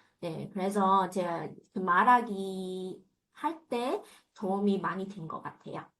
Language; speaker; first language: Korean; non-native, fluent; Chinese